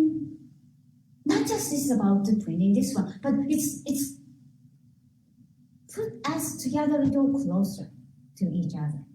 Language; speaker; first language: English; non-native, fluent; Japanese